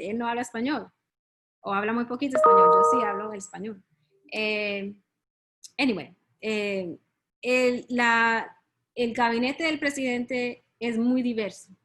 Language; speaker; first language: Spanish; early bilingual, heritage; Spanish